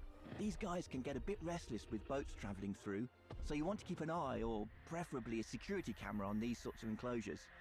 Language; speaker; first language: English; native; English